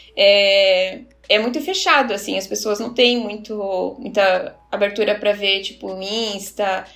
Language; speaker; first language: Portuguese; native; Portuguese